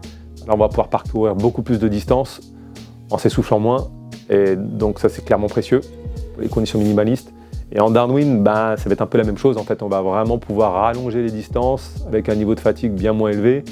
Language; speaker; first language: French; native; French